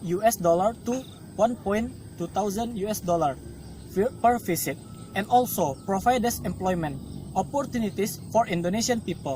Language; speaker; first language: English; non-native, learner; Indonesian